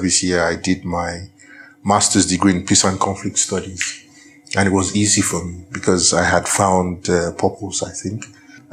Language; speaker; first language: English; non-native, local second language; Yoruba